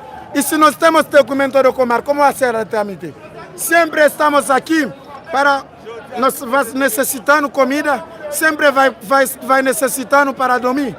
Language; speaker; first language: Spanish; non-native, learner; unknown